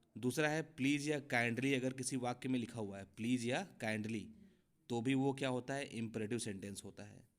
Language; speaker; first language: Hindi; native; Hindi